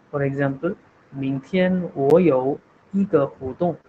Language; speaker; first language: Chinese; non-native, fluent; Hindi